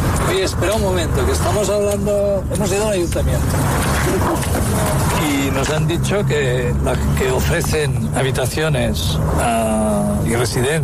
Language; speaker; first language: Spanish; native; Spanish